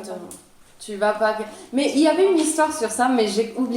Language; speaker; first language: French; early bilingual, other home language; Italian